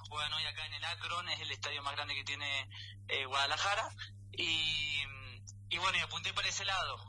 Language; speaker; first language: Spanish; native; Spanish